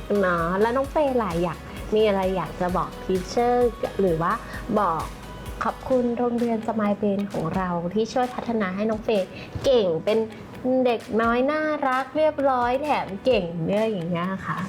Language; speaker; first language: Thai; native; Thai